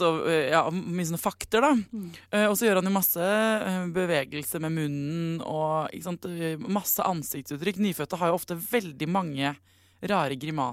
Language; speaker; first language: Norwegian; native; Norwegian